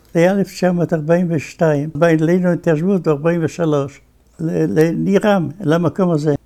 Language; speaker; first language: Hebrew; non-native, fluent; Yiddish